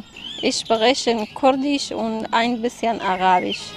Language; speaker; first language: German; non-native, learner; Kurdish